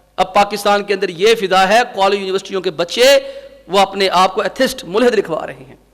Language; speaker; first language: Urdu; non-native, local second language; Punjabi